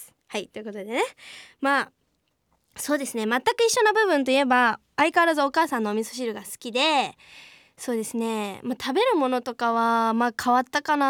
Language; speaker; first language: Japanese; native; Japanese